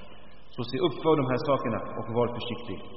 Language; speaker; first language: Swedish; early bilingual, other home language; Arabic